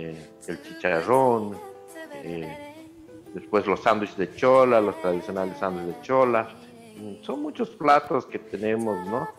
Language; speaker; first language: Spanish; native; Spanish